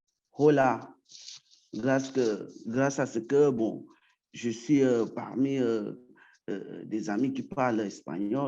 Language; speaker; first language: French; early bilingual, other home language; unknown